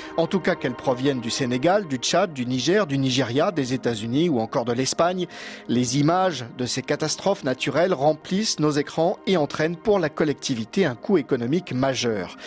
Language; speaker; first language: French; native; French